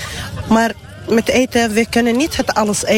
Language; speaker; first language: Dutch; non-native, learner; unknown